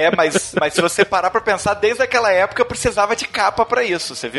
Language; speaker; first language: Portuguese; native; Portuguese